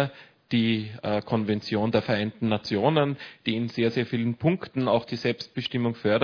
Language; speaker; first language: German; native; German